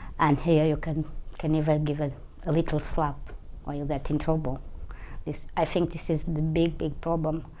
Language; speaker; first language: English; non-native, learner; Portuguese